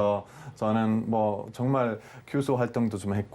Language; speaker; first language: Korean; non-native, fluent; German